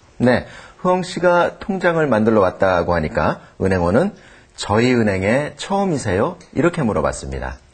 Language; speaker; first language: Korean; native; Korean